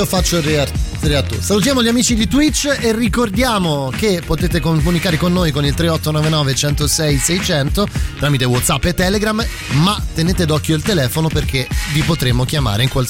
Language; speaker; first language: Italian; native; Italian